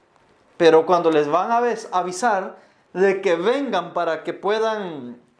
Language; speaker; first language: Spanish; native; Spanish